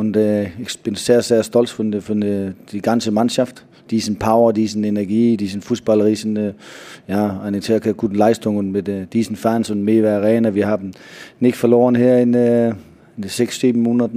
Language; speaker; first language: German; non-native, fluent; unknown